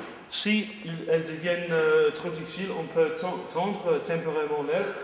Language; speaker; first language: French; non-native, fluent; English